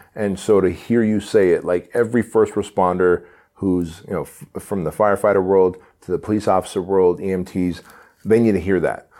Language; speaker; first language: English; early bilingual, other home language; Armenian